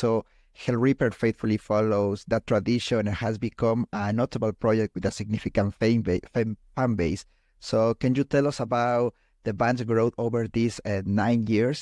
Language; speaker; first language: English; non-native, fluent; Spanish